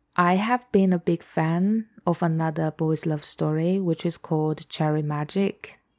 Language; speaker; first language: English; non-native, fluent; Chinese